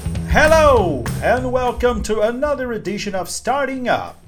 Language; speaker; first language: English; non-native, fluent; Portuguese